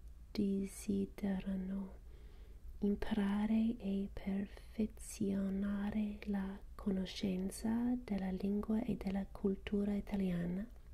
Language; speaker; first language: Italian; non-native, learner; English